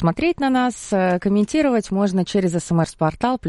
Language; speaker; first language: Russian; native; Russian